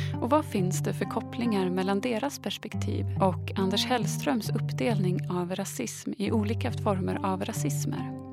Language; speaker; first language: Swedish; native; Swedish